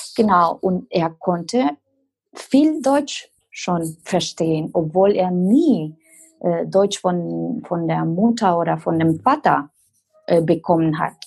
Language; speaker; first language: German; non-native, fluent; Spanish